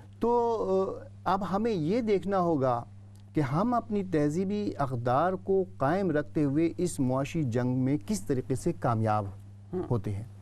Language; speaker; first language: Urdu; native; Urdu